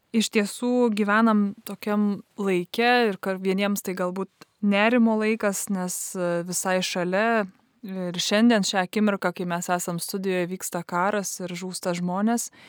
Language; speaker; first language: Lithuanian; native; Lithuanian